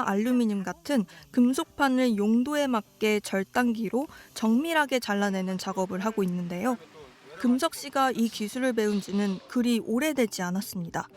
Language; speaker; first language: Korean; native; Korean